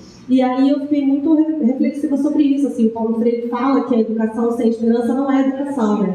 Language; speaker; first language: Portuguese; native; Portuguese